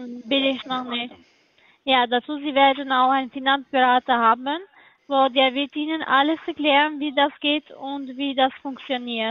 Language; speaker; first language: German; non-native, learner; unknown